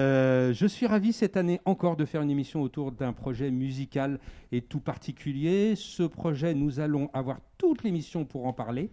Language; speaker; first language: French; native; French